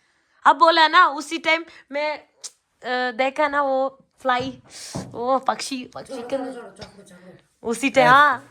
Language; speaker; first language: Hindi; non-native, learner; Malayalam